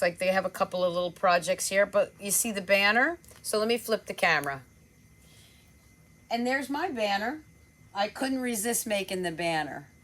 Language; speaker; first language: English; native; English